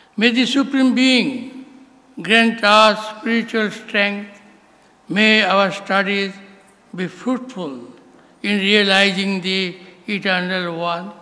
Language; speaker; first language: English; non-native, local second language; Bangla